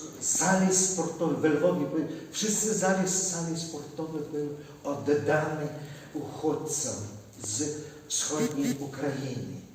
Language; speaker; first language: Polish; non-native, learner; Ukrainian